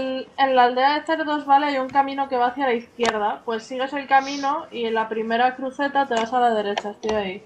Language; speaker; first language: Spanish; native; Spanish